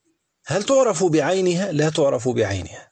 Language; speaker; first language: Arabic; native; Arabic